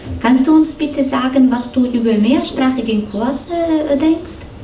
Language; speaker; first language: German; non-native, fluent; Italian